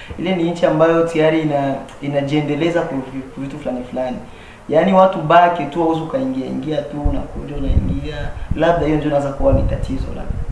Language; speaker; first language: Swahili; native; Swahili